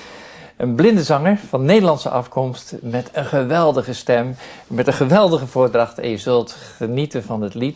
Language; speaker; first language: Dutch; native; Dutch